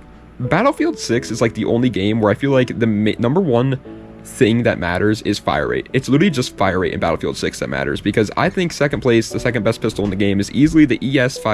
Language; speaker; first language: English; native; English